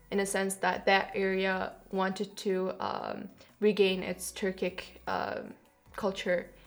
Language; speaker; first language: English; non-native, fluent; Kyrgyz